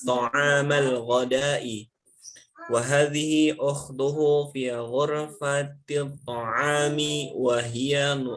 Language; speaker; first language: Arabic; non-native, learner; Indonesian